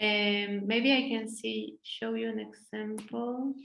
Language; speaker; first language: English; non-native, fluent; Spanish